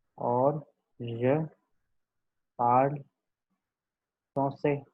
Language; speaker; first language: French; non-native, learner; Hindi